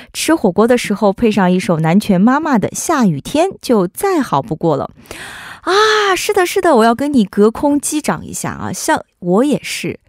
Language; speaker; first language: Chinese; native; Chinese